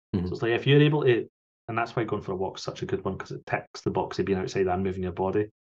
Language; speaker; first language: English; native; English